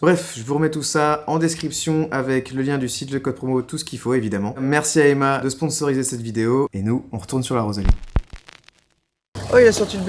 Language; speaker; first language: French; native; French